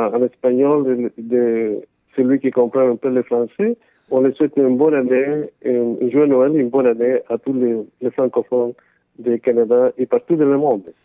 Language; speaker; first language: French; non-native, fluent; Spanish